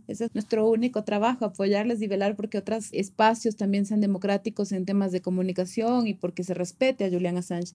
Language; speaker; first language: Spanish; native; Spanish